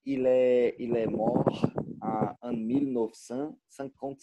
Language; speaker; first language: French; non-native, learner; Portuguese